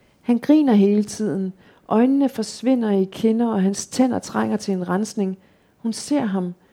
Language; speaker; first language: Danish; native; Danish